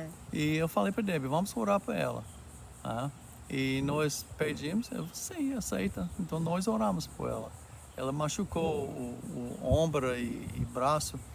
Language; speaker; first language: Portuguese; non-native, fluent; English